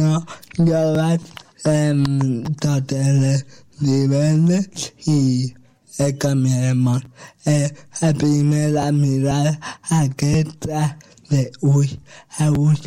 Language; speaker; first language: Catalan; non-native, local second language; Spanish